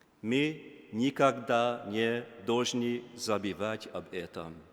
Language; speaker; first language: Russian; non-native, learner; Hungarian